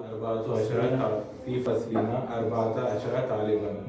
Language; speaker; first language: Arabic; non-native, learner; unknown